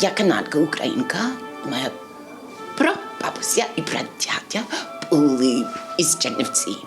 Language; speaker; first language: Ukrainian; non-native, learner; English